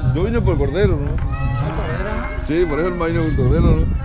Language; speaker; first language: Spanish; native; Spanish